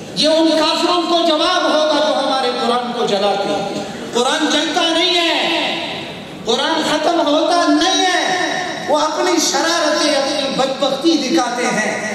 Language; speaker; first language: Urdu; non-native, local second language; Pashto